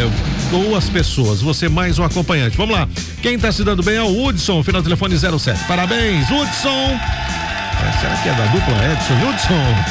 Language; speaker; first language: Portuguese; native; Portuguese